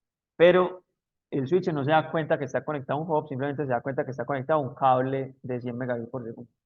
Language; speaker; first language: Spanish; native; Spanish